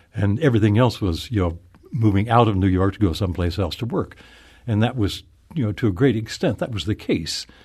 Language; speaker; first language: English; native; English